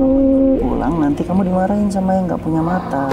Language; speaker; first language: Indonesian; native; Indonesian